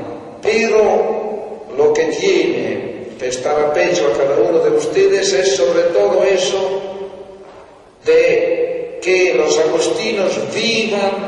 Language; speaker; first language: Spanish; non-native, fluent; Italian